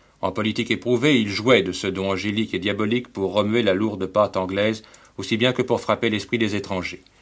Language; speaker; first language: French; native; French